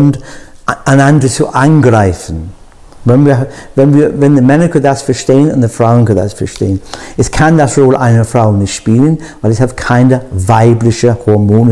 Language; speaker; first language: German; non-native, fluent; English